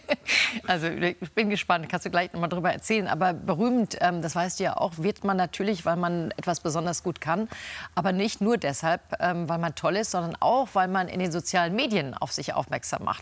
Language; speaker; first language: German; native; German